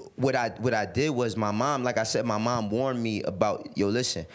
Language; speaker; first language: English; native; English